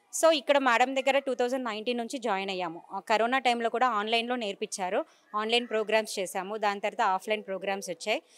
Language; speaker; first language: Telugu; native; Telugu